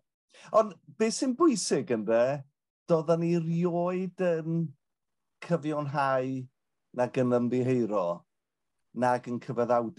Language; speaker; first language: Welsh; native; Welsh